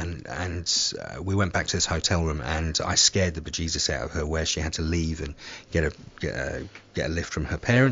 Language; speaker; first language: English; native; English